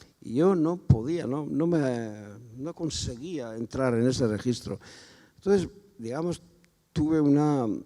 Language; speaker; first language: Spanish; non-native, local second language; Basque